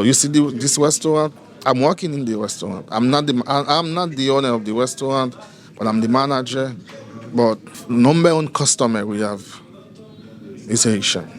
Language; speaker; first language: English; non-native, learner; Haitian Creole